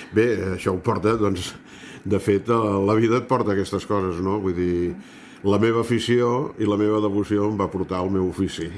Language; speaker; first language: Catalan; native; Catalan